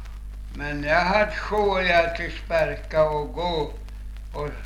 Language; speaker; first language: Swedish; native; Swedish